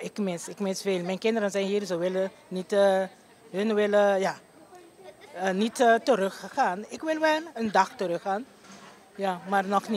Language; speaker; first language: Dutch; non-native, local second language; Papiamento